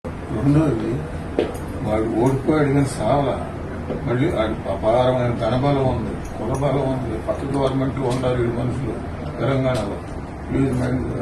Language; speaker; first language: Telugu; native; Telugu